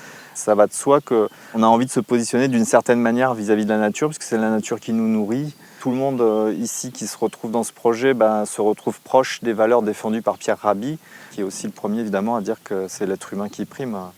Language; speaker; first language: French; native; French